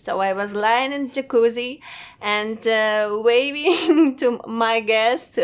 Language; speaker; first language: English; non-native, fluent; Russian